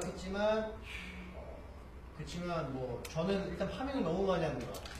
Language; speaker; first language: Korean; native; Korean